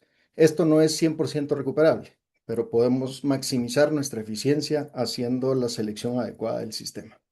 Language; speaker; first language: Spanish; native; Spanish